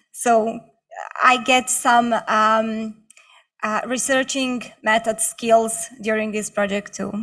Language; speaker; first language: English; non-native, learner; Bosnian